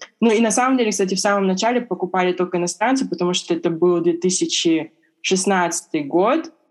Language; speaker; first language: Russian; native; Russian